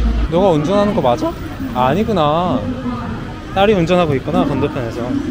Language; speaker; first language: Korean; native; Korean